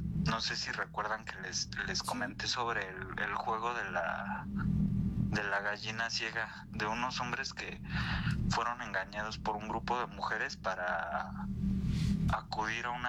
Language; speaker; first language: Spanish; native; Spanish